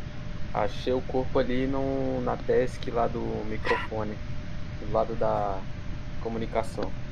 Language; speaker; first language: Portuguese; native; Portuguese